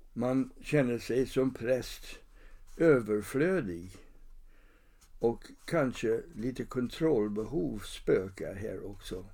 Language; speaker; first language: Swedish; non-native, fluent; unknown